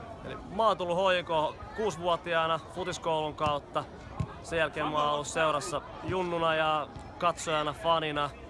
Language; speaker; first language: Finnish; native; Finnish